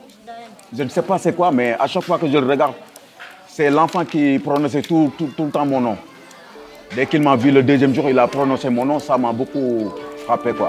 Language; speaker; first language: French; non-native, local second language; Wolof